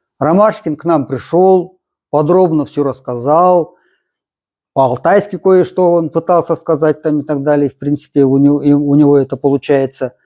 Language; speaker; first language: Russian; non-native, local second language; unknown